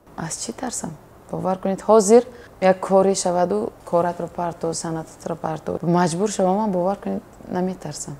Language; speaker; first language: Tajik; non-native, local second language; Uzbek